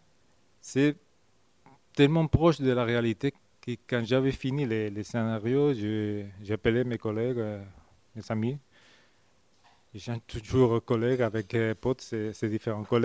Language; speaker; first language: French; non-native, fluent; Spanish